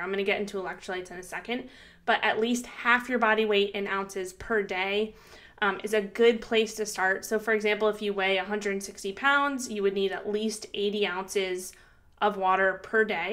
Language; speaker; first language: English; native; English